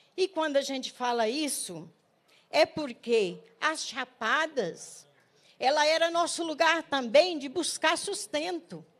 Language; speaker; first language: Portuguese; native; Portuguese